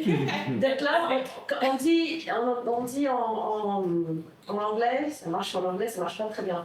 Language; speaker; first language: French; non-native, fluent; English